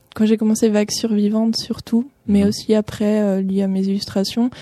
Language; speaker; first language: French; native; French